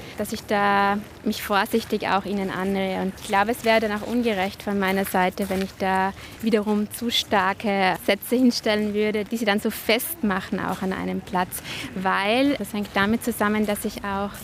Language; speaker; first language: German; native; German